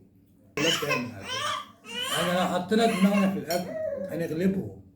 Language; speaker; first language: Arabic; native; Arabic